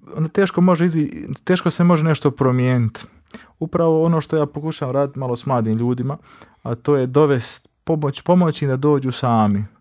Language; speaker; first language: Croatian; native; Croatian